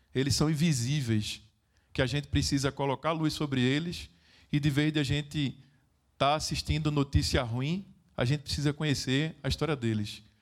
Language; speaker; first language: Portuguese; native; Portuguese